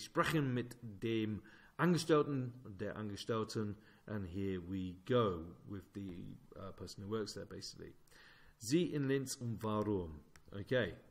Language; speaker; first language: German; non-native, fluent; English